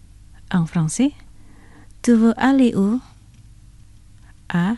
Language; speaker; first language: French; non-native, fluent; Indonesian